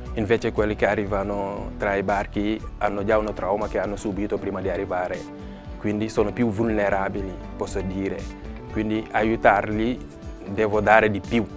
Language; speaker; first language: Italian; non-native, fluent; Wolof